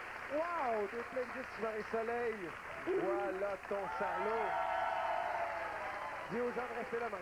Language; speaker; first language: French; native; French